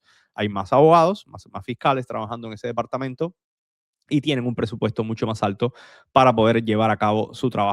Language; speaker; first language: Spanish; native; Spanish